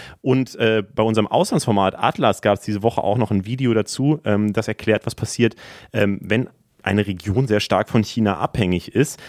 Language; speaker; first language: German; native; German